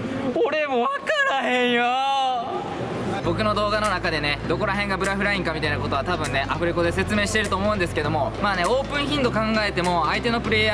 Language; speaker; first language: Japanese; native; Japanese